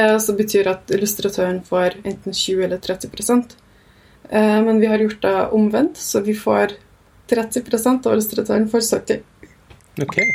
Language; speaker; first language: Norwegian; early bilingual, other home language; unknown